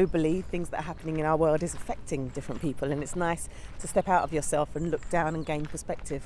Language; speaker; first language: English; native; English